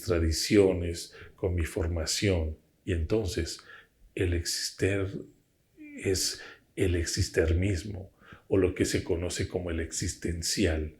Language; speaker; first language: Spanish; native; Spanish